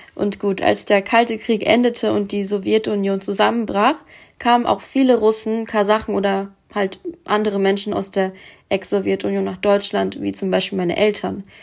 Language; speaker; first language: German; early bilingual, other home language; Russian